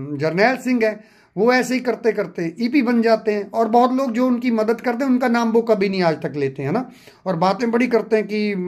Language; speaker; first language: Hindi; non-native, local second language; Punjabi